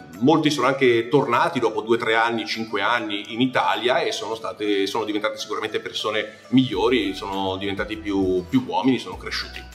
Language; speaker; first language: Italian; native; Italian